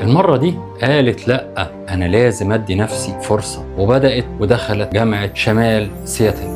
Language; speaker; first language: Arabic; native; Arabic